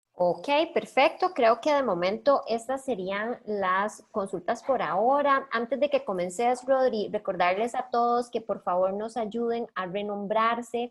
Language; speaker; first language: Spanish; native; Spanish